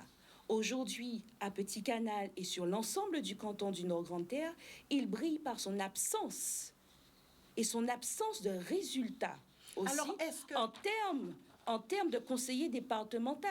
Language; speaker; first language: French; native; French